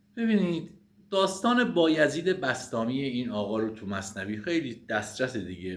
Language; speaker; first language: Persian; native; Persian